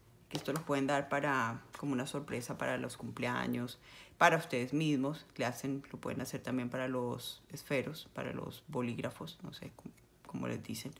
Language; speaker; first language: Spanish; native; Spanish